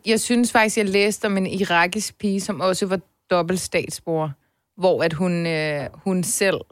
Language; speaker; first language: Danish; early bilingual, other home language; Turkish